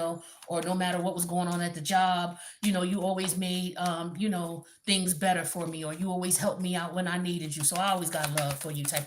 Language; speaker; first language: English; native; English